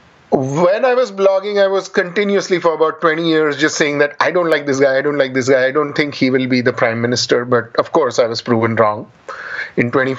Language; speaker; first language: English; non-native, local second language; Marathi